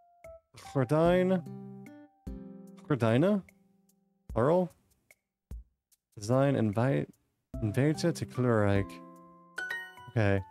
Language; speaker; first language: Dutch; non-native, learner; English